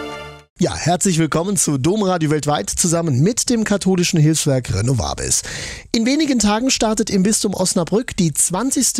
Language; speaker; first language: German; native; German